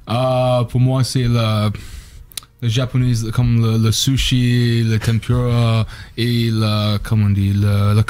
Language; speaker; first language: French; non-native, learner; English